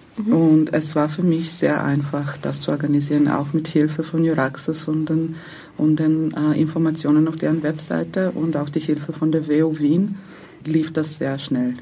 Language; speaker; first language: German; non-native, fluent; Croatian